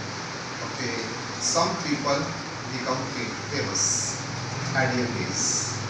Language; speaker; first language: English; non-native, local second language; Hindi